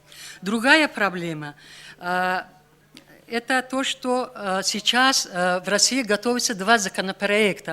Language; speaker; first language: Russian; non-native, local second language; Tajik